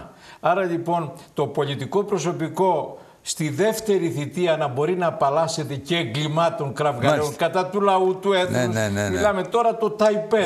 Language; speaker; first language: Greek; native; Greek